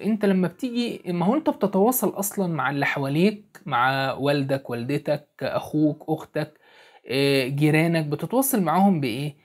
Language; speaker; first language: Arabic; native; Arabic